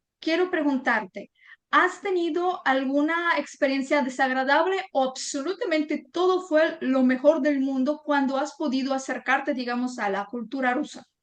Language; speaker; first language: Spanish; non-native, fluent; Ukrainian